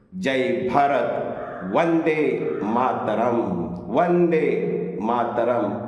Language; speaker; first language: Hindi; non-native, local second language; Marathi